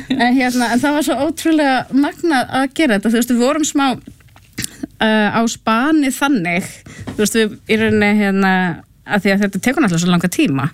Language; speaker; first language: Icelandic; native; Icelandic